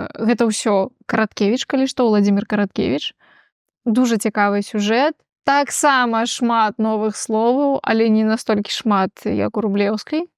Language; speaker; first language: Belarusian; non-native, local second language; Russian